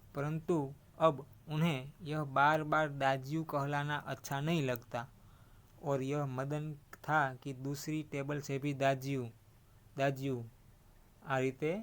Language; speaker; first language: Hindi; non-native, local second language; Gujarati